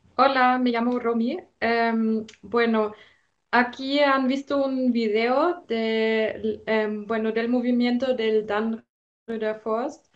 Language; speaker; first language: Spanish; non-native, fluent; German